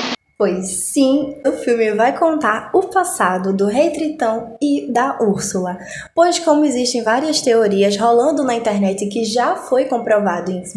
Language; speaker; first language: Portuguese; native; Portuguese